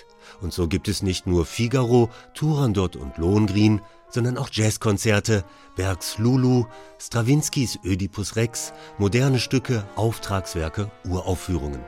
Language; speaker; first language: German; native; German